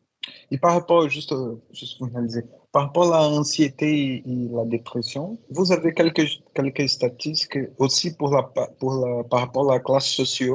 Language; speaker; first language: French; non-native, fluent; Portuguese